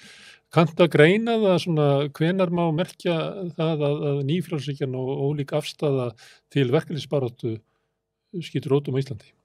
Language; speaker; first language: Icelandic; native; Icelandic